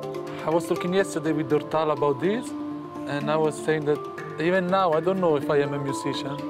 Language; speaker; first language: English; non-native, fluent; Italian